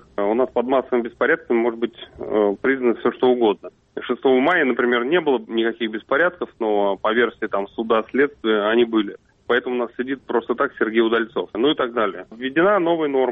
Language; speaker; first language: Russian; native; Russian